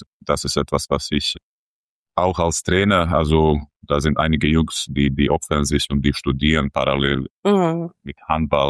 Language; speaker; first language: German; non-native, fluent; Croatian